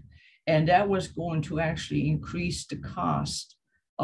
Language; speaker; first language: English; native; English